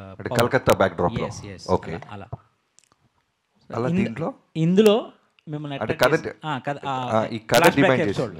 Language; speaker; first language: Telugu; native; Telugu